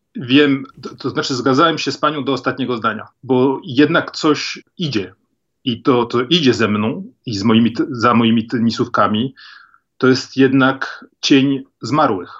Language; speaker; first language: Polish; early bilingual, heritage; Polish